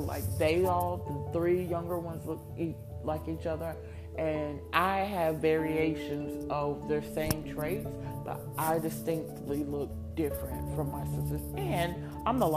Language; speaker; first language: English; native; English